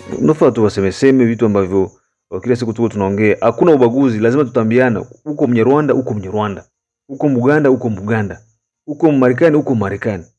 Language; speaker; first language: Swahili; native; Swahili